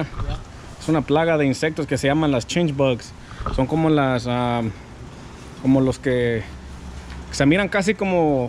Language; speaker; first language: Spanish; early bilingual, heritage; Spanish